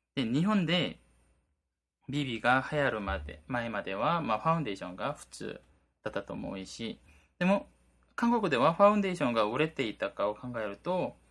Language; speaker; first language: Japanese; non-native, fluent; Korean